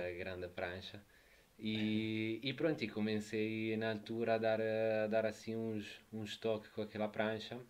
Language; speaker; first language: Portuguese; non-native, fluent; Italian